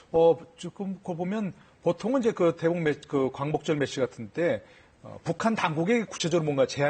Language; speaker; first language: Korean; native; Korean